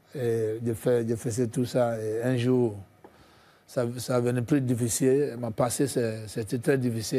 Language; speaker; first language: French; non-native, fluent; English